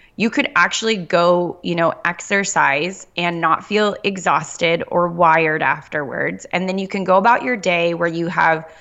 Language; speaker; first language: English; native; English